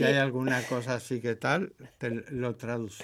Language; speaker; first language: Spanish; native; Spanish